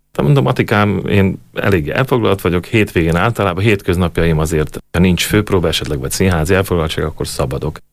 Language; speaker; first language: Hungarian; native; Hungarian